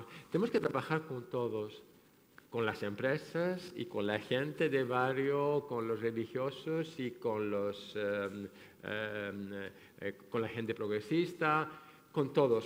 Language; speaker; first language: Spanish; non-native, fluent; French